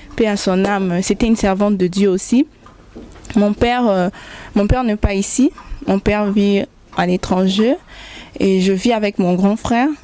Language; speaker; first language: French; non-native, local second language; Lingala